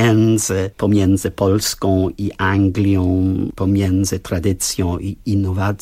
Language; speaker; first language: Polish; non-native, fluent; English